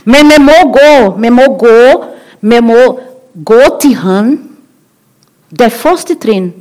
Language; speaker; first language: Norwegian; non-native, learner; Portuguese